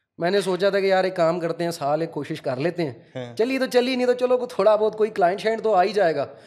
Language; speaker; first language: Urdu; non-native, local second language; Punjabi